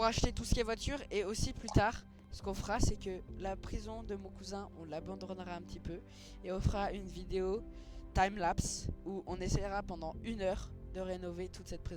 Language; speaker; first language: French; native; French